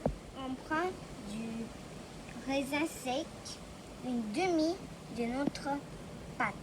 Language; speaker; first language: French; non-native, learner; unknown